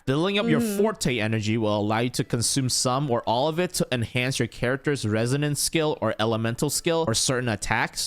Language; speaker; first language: English; native; English